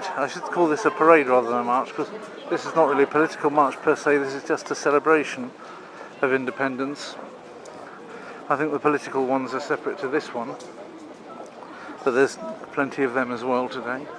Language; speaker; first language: English; native; English